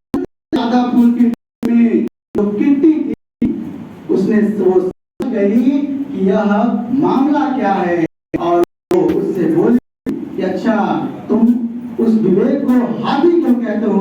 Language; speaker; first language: Hindi; native; Hindi